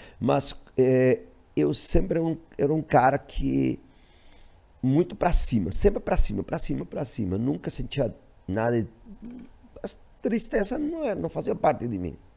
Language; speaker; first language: Portuguese; non-native, fluent; Spanish